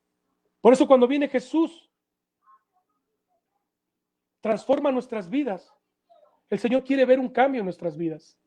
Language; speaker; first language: Spanish; native; Spanish